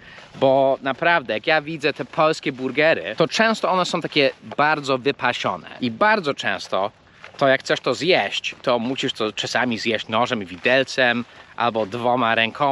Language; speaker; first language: Polish; early bilingual, heritage; Polish